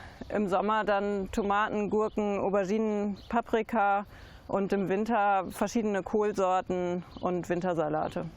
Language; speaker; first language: German; native; German